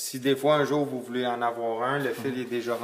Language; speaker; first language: French; native; French